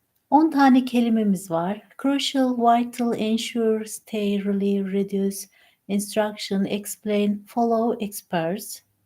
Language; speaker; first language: English; non-native, fluent; Turkish